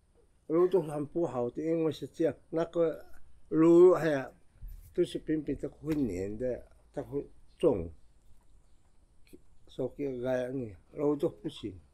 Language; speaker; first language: Chinese; non-native, local second language; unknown